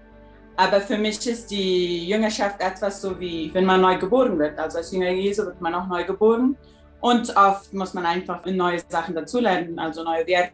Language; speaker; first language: German; early bilingual, heritage; German